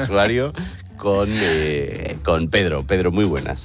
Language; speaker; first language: Spanish; native; Spanish